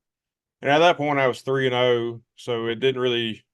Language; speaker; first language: English; native; English